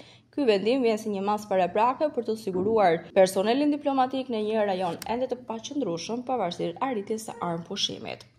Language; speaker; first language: Albanian; native; Albanian